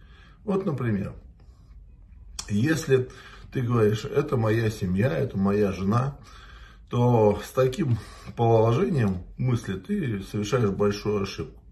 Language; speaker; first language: Russian; native; Russian